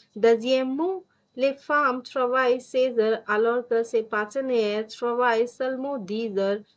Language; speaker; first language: French; non-native, fluent; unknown